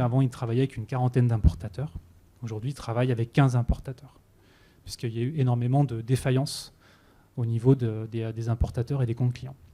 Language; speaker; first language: French; native; French